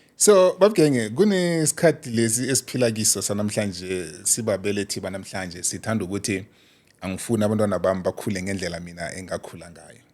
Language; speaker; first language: Zulu; non-native, local second language; South Ndebele